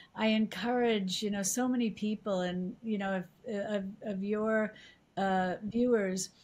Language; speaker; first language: English; native; English